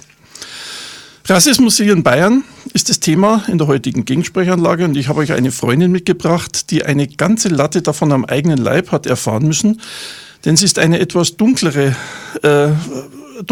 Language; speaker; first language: German; native; German